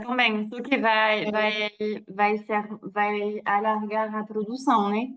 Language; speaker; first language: Portuguese; non-native, fluent; French